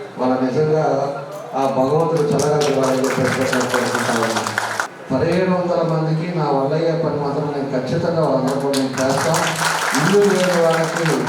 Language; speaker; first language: Telugu; native; Telugu